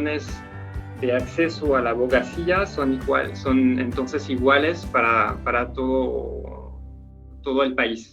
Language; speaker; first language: Spanish; non-native, fluent; French